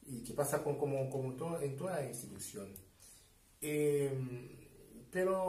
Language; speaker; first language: Spanish; non-native, fluent; Haitian Creole